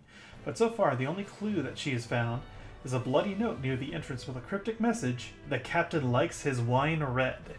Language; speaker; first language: English; native; English